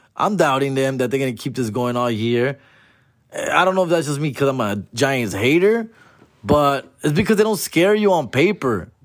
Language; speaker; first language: English; early bilingual, other home language; Spanish